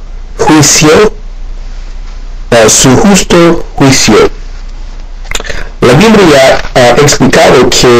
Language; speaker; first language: Spanish; non-native, learner; Haitian Creole